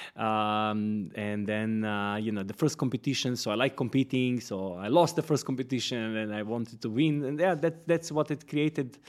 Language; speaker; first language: English; non-native, fluent; Serbian